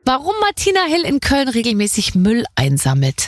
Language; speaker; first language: German; native; German